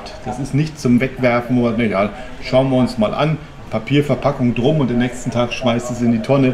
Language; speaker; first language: German; native; German